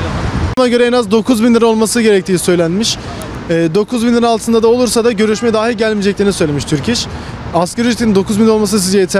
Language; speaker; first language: Turkish; native; Turkish